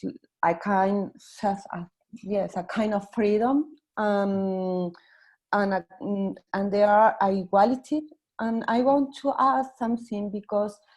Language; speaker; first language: English; non-native, learner; Spanish